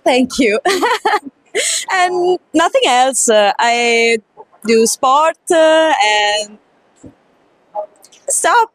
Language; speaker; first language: English; non-native, fluent; Italian